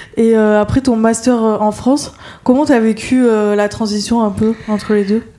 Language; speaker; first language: French; native; French